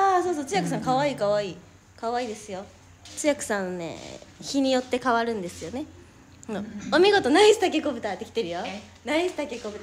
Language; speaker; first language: Japanese; native; Japanese